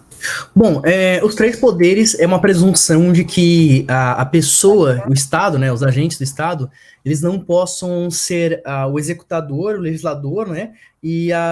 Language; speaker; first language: Portuguese; native; Portuguese